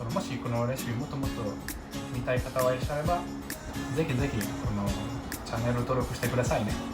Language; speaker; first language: Japanese; non-native, fluent; Italian